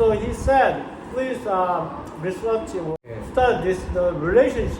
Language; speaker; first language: English; non-native, learner; Korean